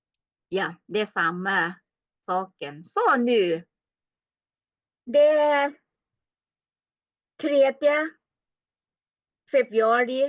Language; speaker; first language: Swedish; non-native, learner; Thai